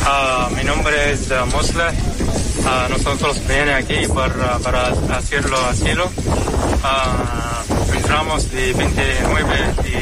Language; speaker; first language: Spanish; non-native, learner; Arabic